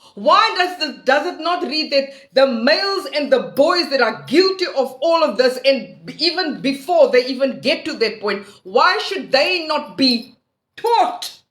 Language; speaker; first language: English; non-native, local second language; Afrikaans